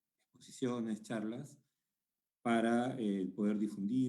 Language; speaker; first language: Spanish; native; Spanish